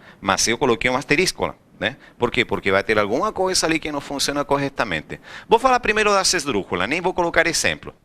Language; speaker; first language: Portuguese; non-native, fluent; Spanish